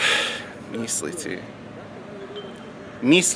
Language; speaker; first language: Slovenian; non-native, learner; English